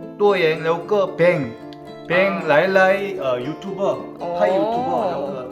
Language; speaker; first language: Thai; non-native, learner; Korean